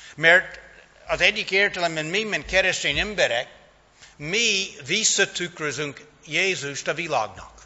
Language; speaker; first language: Hungarian; non-native, fluent; English